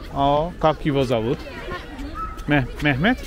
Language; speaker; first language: Russian; non-native, learner; Turkish